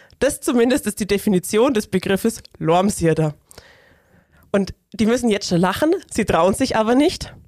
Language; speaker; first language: German; native; German